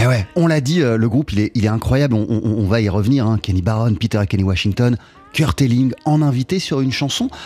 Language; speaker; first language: French; native; French